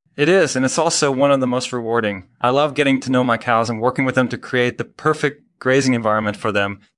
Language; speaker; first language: English; non-native, fluent; Dutch